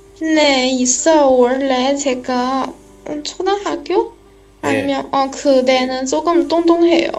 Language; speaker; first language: Korean; non-native, learner; Chinese